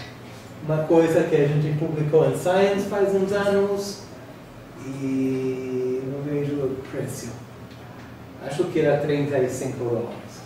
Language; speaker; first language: Portuguese; non-native, fluent; English